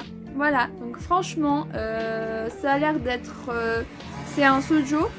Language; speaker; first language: French; native; French